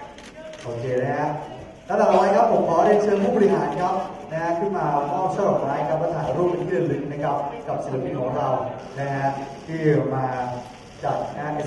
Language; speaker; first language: Thai; native; Thai